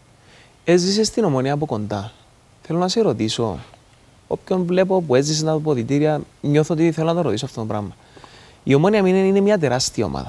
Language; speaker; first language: Greek; native; Greek